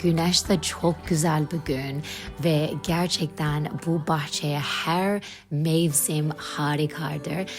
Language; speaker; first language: Turkish; non-native, learner; English